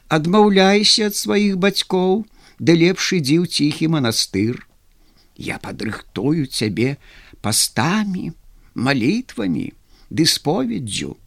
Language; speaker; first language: Belarusian; native; Belarusian